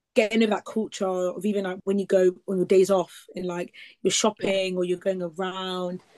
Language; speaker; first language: English; native; English